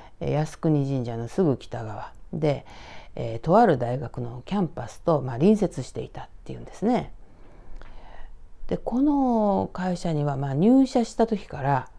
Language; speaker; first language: Japanese; native; Japanese